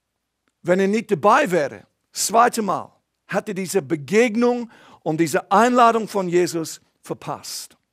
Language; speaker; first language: German; non-native, fluent; English